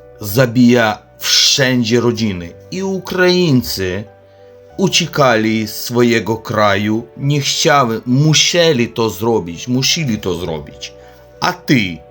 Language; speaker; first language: Polish; non-native, learner; Ukrainian